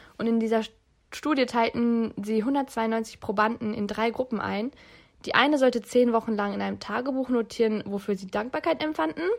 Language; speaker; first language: German; early bilingual, other home language; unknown